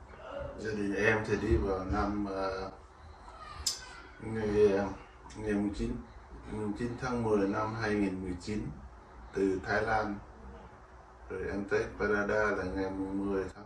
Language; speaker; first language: Vietnamese; non-native, local second language; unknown